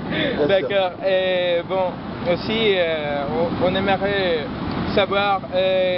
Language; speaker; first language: French; non-native, learner; Spanish